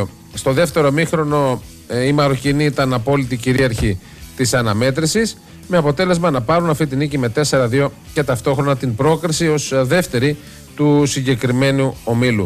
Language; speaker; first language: Greek; native; Greek